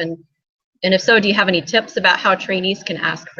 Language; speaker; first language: English; native; English